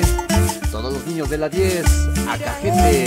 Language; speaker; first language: Spanish; native; Spanish